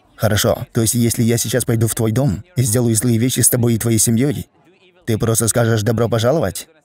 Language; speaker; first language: Russian; non-native, fluent; Danish